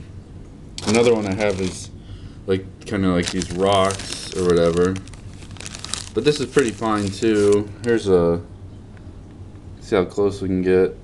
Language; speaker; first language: English; native; English